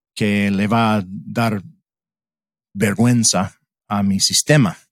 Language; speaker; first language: Spanish; non-native, fluent; English